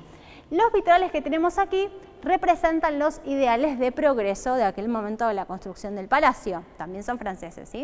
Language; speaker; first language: Spanish; native; Spanish